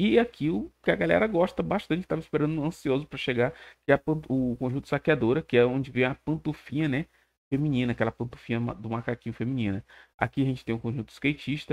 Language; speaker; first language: Portuguese; native; Portuguese